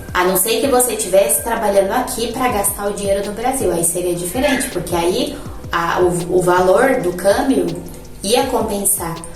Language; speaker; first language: Portuguese; native; Portuguese